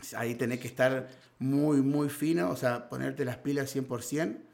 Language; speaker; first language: Spanish; native; Spanish